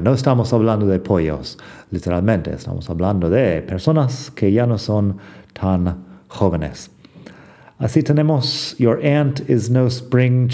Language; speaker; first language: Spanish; non-native, fluent; English